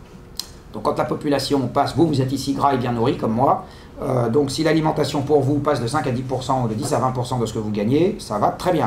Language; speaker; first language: French; native; French